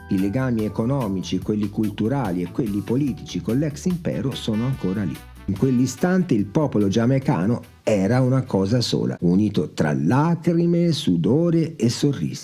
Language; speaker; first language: Italian; native; Italian